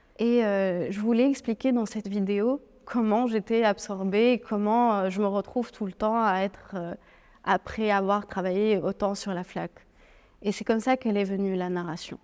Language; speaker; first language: French; non-native, local second language; Arabic